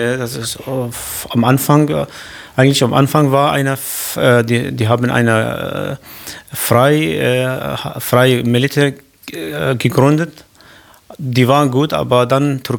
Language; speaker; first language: German; non-native, learner; Kurdish